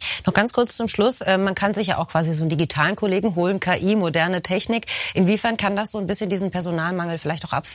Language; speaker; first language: German; native; German